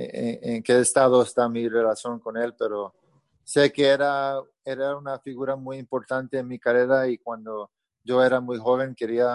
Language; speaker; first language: Spanish; early bilingual, heritage; Spanish